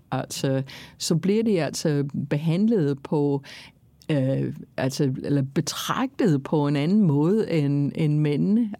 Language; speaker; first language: Danish; non-native, fluent; English